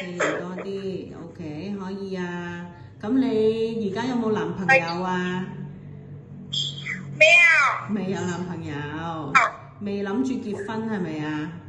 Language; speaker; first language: Cantonese; native; Cantonese